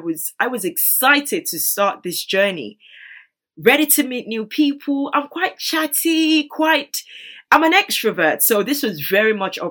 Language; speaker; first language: English; non-native, local second language; Yoruba